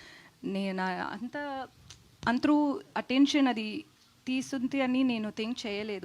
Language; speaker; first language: Telugu; non-native, local second language; Tamil